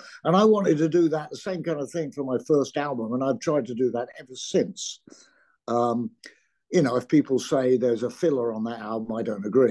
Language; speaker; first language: English; native; English